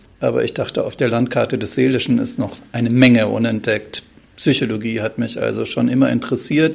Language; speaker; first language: German; native; German